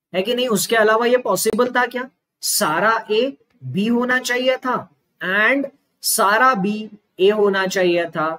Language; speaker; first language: Hindi; non-native, local second language; Marathi